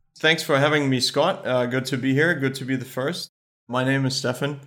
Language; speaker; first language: English; early bilingual, other home language; German